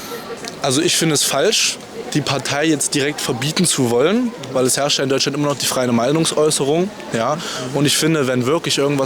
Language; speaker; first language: German; native; German